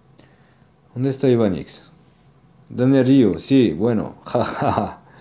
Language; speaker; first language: Spanish; non-native, learner; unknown